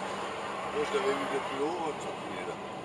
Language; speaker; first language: French; native; French